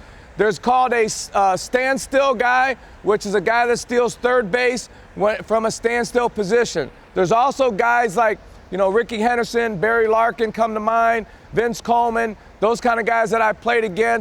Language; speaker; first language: English; native; English